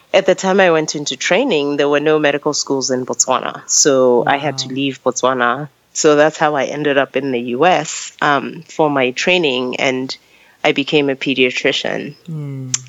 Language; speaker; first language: English; non-native, local second language; Tswana